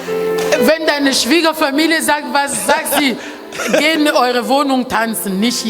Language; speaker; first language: German; non-native, learner; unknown